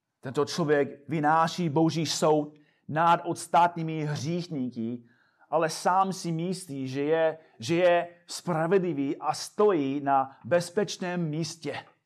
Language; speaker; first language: Czech; non-native, fluent; English